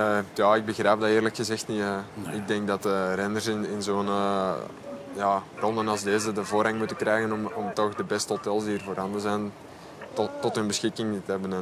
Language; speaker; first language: Dutch; native; Dutch